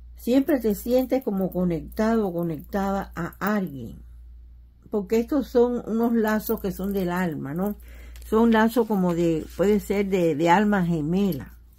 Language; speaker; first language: Spanish; native; Spanish